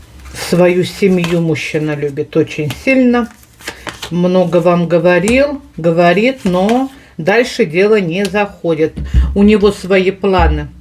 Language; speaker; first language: Russian; native; Russian